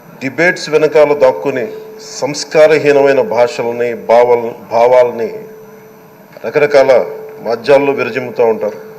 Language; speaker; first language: Telugu; native; Telugu